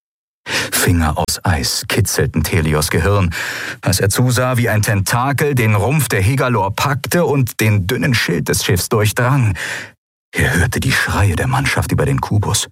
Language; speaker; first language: German; native; German